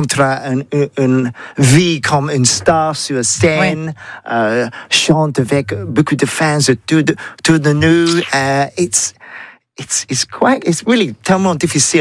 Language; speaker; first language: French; non-native, learner; English